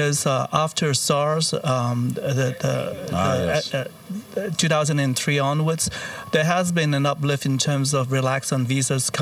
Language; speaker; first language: English; non-native, local second language; Cantonese